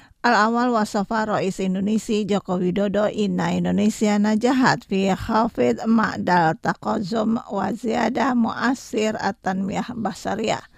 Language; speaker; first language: Arabic; non-native, fluent; Indonesian